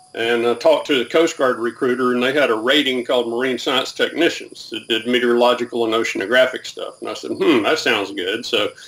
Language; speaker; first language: English; native; English